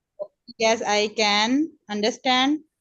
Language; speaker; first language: English; non-native, learner; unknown